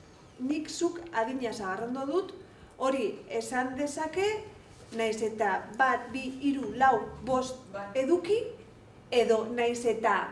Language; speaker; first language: Basque; non-native, local second language; Spanish